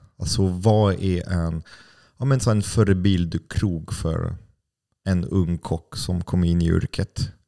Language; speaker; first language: Swedish; non-native, fluent; French